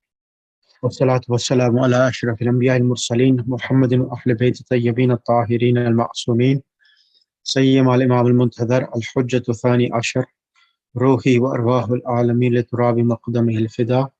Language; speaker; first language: Arabic; non-native, fluent; English